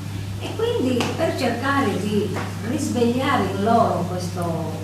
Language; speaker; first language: Italian; native; Italian